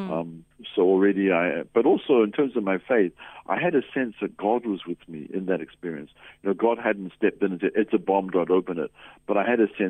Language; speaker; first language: English; native; English